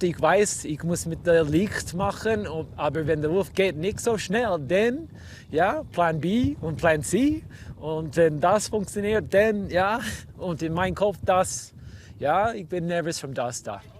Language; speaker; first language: German; non-native, learner; English